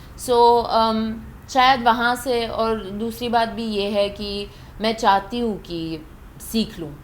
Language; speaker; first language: Hindi; non-native, fluent; Persian